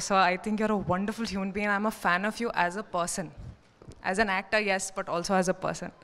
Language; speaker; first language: Telugu; non-native, learner; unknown